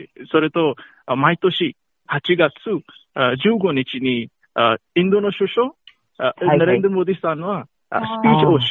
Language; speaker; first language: Japanese; non-native, learner; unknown